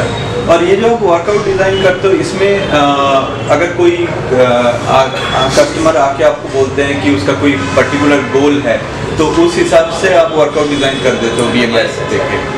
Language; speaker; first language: Hindi; native; Hindi